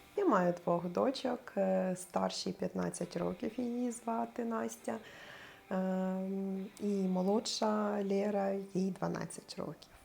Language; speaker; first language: Ukrainian; native; Ukrainian